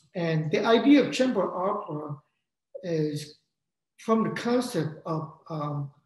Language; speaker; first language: English; non-native, fluent; Vietnamese